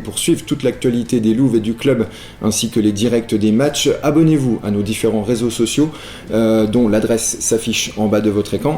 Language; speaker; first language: French; native; French